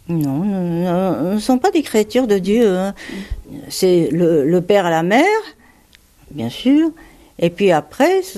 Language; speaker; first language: French; non-native, fluent; Japanese